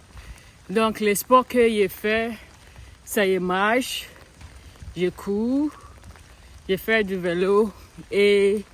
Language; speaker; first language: French; non-native, learner; English